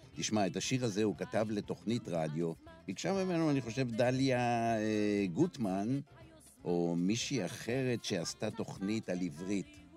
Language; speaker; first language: Hebrew; native; Hebrew